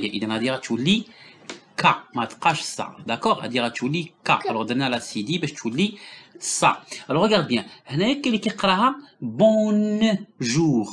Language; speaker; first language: French; non-native, local second language; Arabic